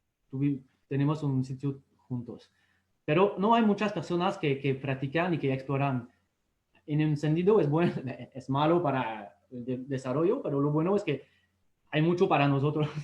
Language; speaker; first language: Spanish; non-native, fluent; French